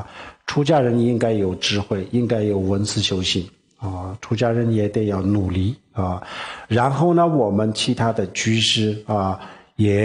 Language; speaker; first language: Chinese; non-native, local second language; Tibetan